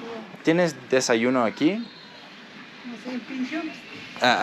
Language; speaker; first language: Spanish; non-native, learner; English